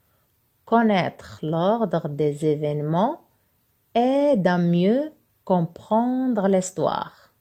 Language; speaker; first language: French; non-native, local second language; Arabic